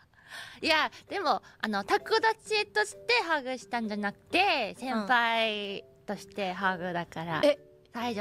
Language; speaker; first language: Japanese; non-native, fluent; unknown